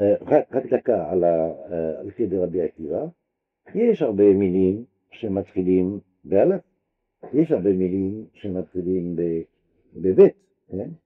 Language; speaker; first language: Hebrew; non-native, fluent; French